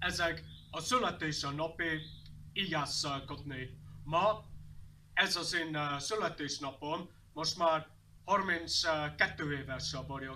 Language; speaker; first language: Hungarian; non-native, learner; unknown